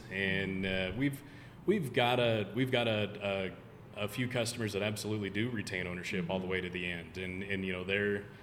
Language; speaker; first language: English; native; English